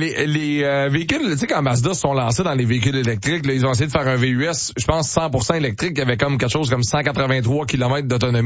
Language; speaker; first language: French; native; French